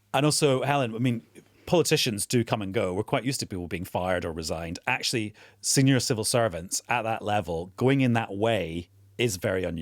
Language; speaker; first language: English; native; English